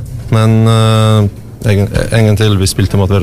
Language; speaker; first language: Norwegian; non-native, learner; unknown